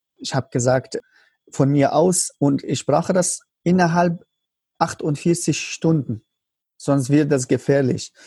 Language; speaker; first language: German; non-native, learner; Arabic